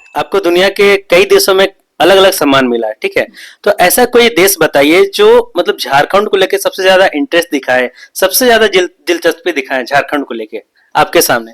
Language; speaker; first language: Hindi; native; Hindi